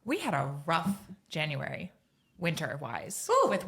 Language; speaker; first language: English; native; English